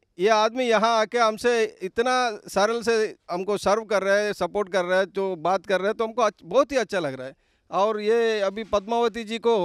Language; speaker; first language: Hindi; non-native, local second language; Telugu